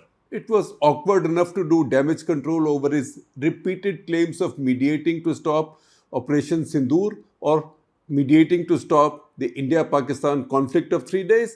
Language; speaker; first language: English; non-native, local second language; Hindi